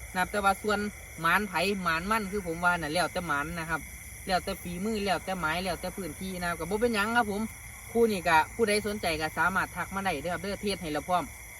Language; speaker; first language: Thai; native; Thai